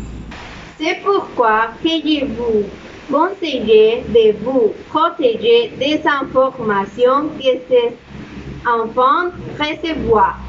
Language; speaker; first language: French; non-native, learner; Spanish